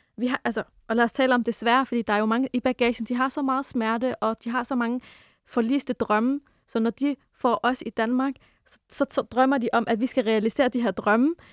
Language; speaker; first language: Danish; early bilingual, other home language; Arabic